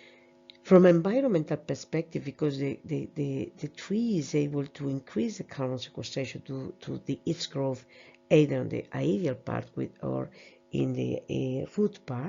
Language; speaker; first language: English; non-native, fluent; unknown